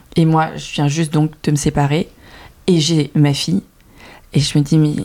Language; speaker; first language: French; early bilingual, other home language; Vietnamese